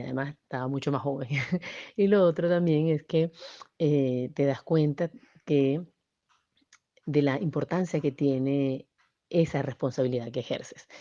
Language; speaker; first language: Spanish; native; Spanish